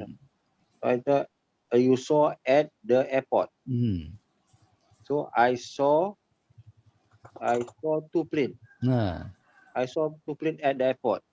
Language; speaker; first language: English; non-native, local second language; Malay